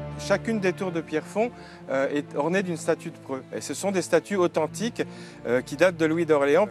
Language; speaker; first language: French; native; French